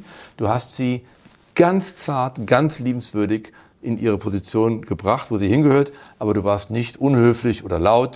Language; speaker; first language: German; native; German